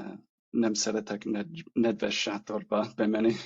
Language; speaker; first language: Hungarian; non-native, learner; English